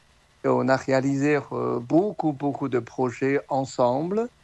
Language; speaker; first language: French; non-native, learner; Chinese